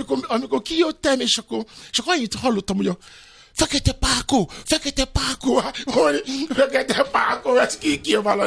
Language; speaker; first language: Hungarian; non-native, fluent; Yoruba